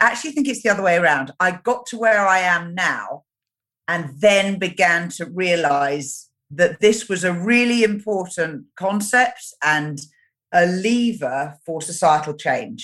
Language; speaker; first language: English; native; English